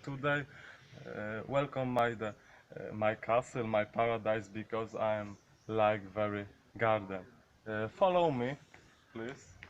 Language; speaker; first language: English; non-native, learner; Polish